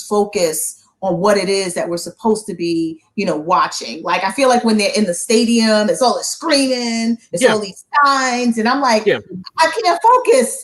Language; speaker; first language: English; native; English